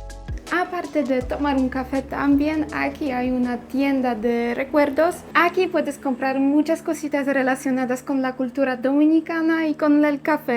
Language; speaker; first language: Spanish; non-native, learner; Polish